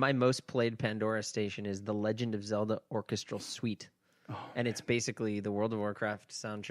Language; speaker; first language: English; native; English